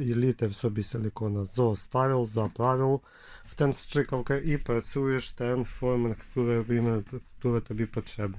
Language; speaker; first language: Polish; non-native, learner; Ukrainian